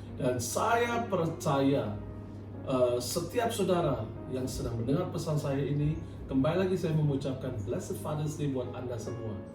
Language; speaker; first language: Indonesian; non-native, fluent; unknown